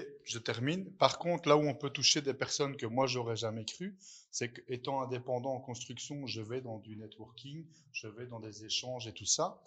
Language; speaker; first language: French; native; French